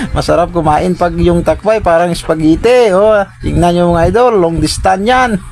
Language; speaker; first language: Filipino; non-native, local second language; Cebuano